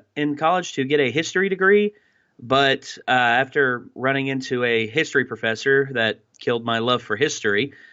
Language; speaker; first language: English; native; English